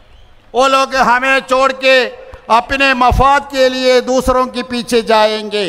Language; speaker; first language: Hindi; non-native, local second language; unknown